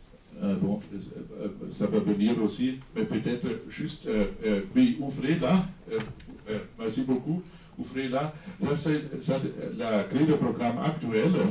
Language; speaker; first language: French; non-native, fluent; German